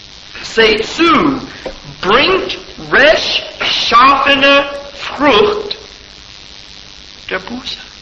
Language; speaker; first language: German; non-native, fluent; English